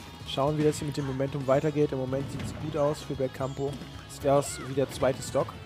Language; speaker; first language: German; native; German